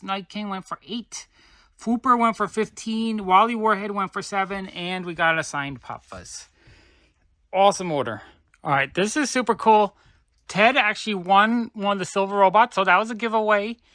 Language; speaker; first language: English; native; English